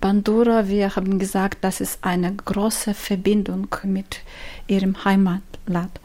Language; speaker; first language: German; non-native, learner; Ukrainian